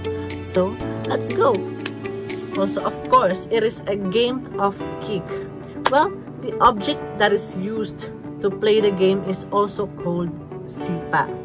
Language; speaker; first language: English; non-native, local second language; Cebuano